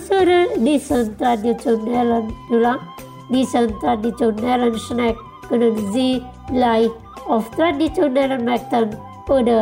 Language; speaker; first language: German; non-native, learner; Indonesian